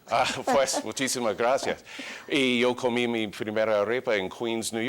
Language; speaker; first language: Spanish; early bilingual, heritage; English